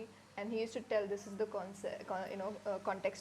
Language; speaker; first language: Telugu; non-native, learner; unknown